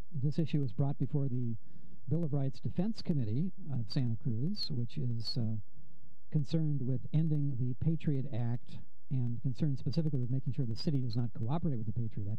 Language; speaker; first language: English; native; English